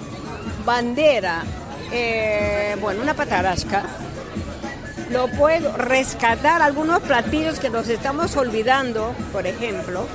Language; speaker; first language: Spanish; native; Spanish